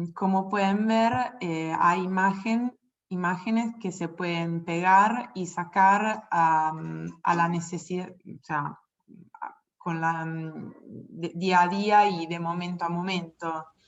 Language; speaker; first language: Spanish; non-native, fluent; Italian